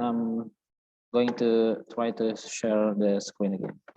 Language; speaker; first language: English; non-native, fluent; Indonesian